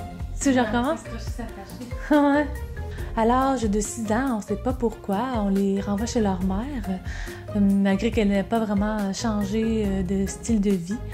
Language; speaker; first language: French; native; French